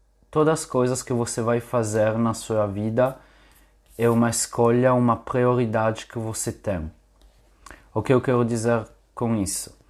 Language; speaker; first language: Portuguese; non-native, fluent; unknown